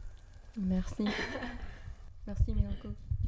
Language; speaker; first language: French; native; French